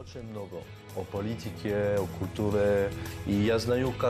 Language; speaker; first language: Russian; non-native, fluent; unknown